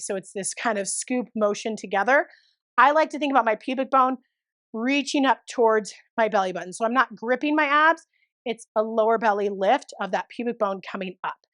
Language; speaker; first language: English; native; English